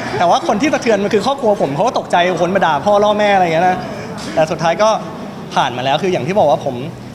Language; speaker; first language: Thai; native; Thai